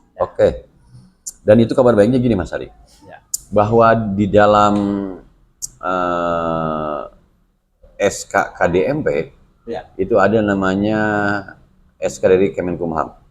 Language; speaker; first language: Indonesian; non-native, local second language; Sundanese